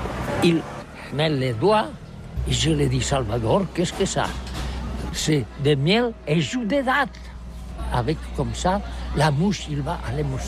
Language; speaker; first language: French; non-native, learner; Catalan